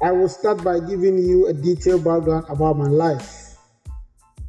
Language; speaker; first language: English; non-native, local second language; Akan